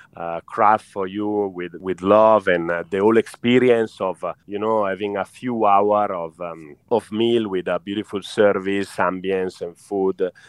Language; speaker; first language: English; non-native, fluent; Italian